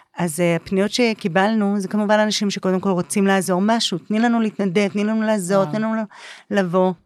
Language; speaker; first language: Hebrew; native; Hebrew